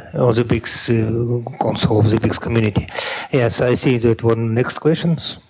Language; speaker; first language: English; non-native, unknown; Russian